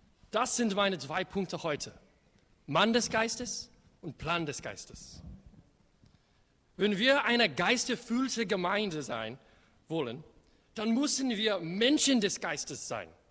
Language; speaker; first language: German; non-native, learner; English